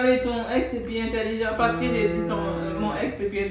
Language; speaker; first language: French; non-native, learner; Haitian Creole